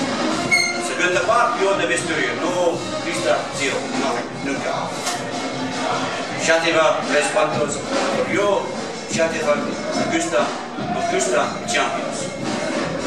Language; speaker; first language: Spanish; non-native, learner; English